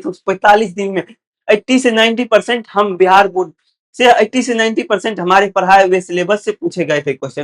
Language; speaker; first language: Hindi; native; Hindi